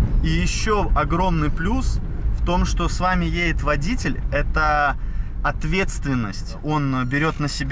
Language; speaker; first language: Russian; native; Russian